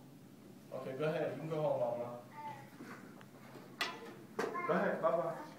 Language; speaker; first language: English; native; English